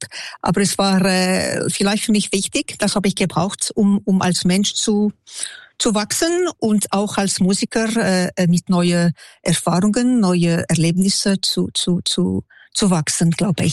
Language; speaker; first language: German; non-native, local second language; French